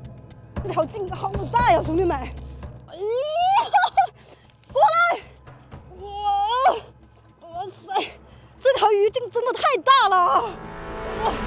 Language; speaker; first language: Chinese; native; Chinese